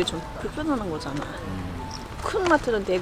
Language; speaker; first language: Korean; non-native, fluent; Filipino